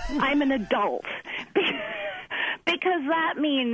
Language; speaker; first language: English; native; English